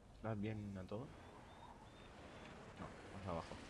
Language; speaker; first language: Spanish; native; Spanish